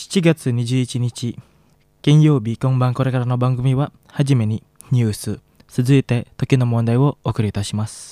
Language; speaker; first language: Japanese; non-native, fluent; Indonesian